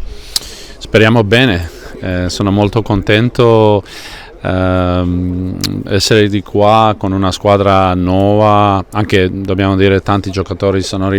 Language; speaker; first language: Italian; non-native, fluent; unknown